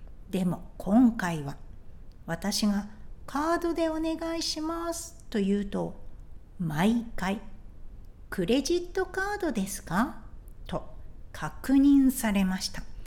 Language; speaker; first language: Japanese; native; Japanese